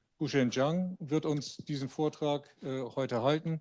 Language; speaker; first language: German; native; German